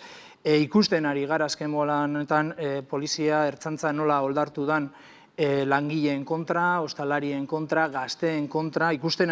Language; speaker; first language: Basque; native; Basque